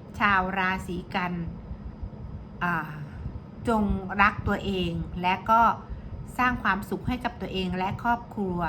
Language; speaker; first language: Thai; native; Thai